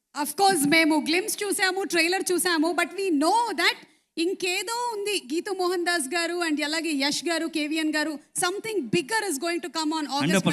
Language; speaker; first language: Telugu; native; Telugu